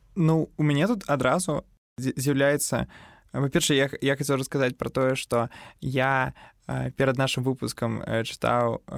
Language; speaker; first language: Belarusian; non-native, local second language; Russian